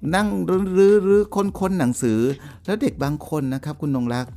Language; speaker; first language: Thai; native; Thai